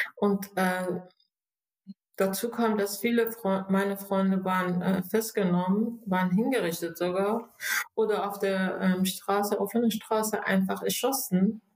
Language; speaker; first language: German; non-native, fluent; Persian